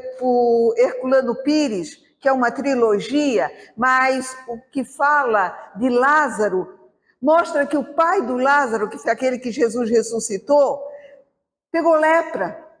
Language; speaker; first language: Portuguese; native; Portuguese